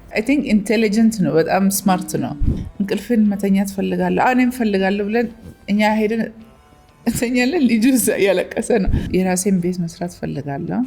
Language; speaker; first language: Amharic; non-native, local second language; Oromo